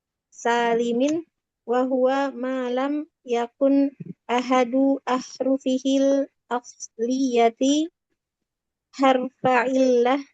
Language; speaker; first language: Arabic; non-native, learner; Indonesian